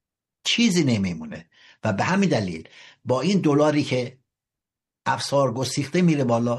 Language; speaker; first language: Persian; native; Persian